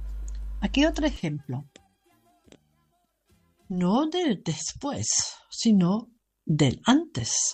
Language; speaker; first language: Spanish; non-native, fluent; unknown